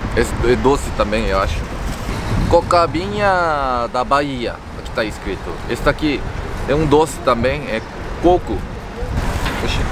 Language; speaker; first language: Portuguese; non-native, learner; Korean